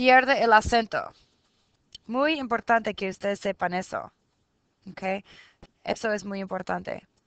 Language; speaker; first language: Spanish; non-native, fluent; English